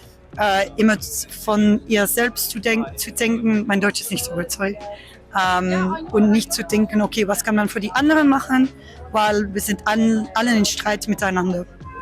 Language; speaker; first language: German; non-native, learner; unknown